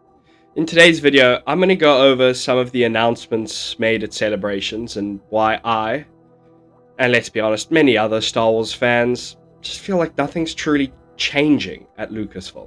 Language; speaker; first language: English; native; English